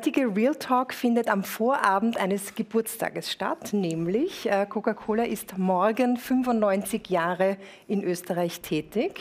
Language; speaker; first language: German; native; German